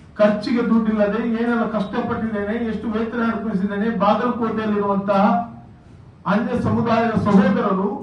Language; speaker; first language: Kannada; non-native, local second language; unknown